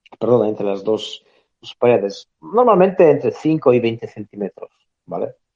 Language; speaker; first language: Spanish; non-native, fluent; Polish